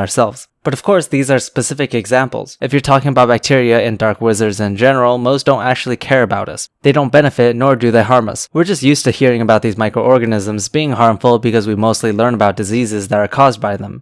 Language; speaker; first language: English; native; English